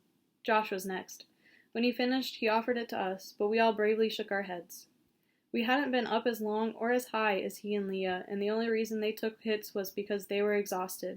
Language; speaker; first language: English; native; English